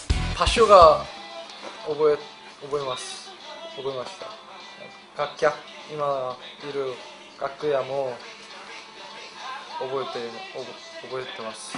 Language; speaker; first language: Japanese; non-native, learner; Korean